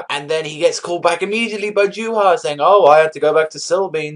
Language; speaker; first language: English; native; English